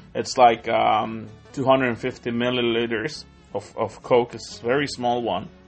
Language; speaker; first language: English; non-native, fluent; Spanish